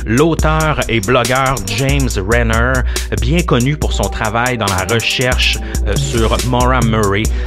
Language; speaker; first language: French; native; French